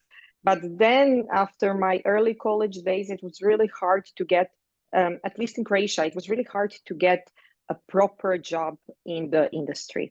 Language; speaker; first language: English; non-native, fluent; Croatian